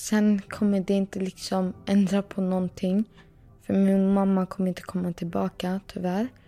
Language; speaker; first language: Swedish; early bilingual, other home language; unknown